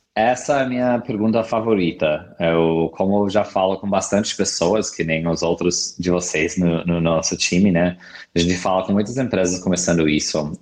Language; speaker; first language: Portuguese; non-native, fluent; English